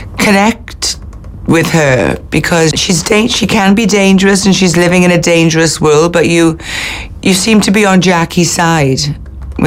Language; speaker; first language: English; native; English